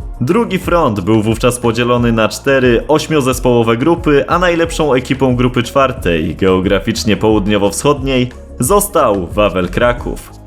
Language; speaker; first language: Polish; native; Polish